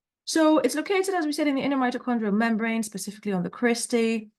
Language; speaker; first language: English; native; English